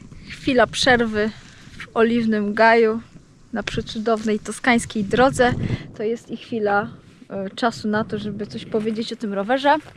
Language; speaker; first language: Polish; native; Polish